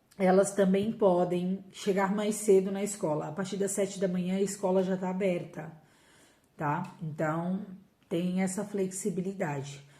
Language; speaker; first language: Portuguese; native; Portuguese